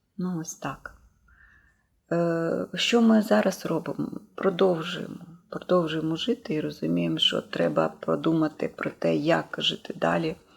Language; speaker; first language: Ukrainian; native; Ukrainian